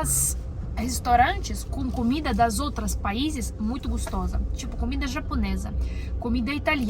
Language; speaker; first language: Portuguese; non-native, learner; Russian